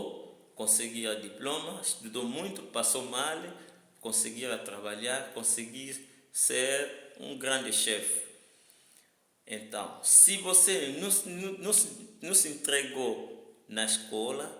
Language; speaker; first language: Portuguese; non-native, learner; Lingala